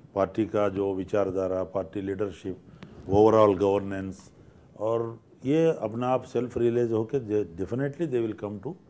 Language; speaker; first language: Hindi; non-native, local second language; Telugu